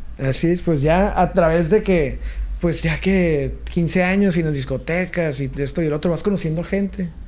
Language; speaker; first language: Spanish; native; Spanish